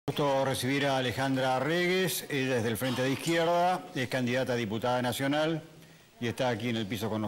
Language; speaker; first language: Spanish; native; Spanish